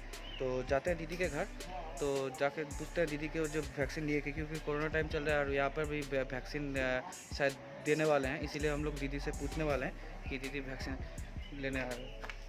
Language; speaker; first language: Hindi; native; Hindi